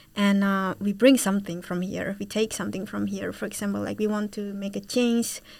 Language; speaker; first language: English; non-native, fluent; Indonesian